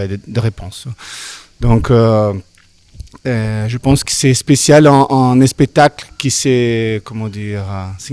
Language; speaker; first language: French; non-native, learner; Portuguese